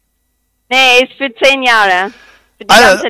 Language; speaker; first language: German; non-native, learner; Spanish